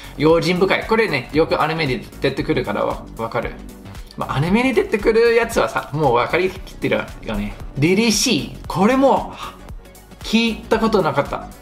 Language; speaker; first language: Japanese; non-native, fluent; English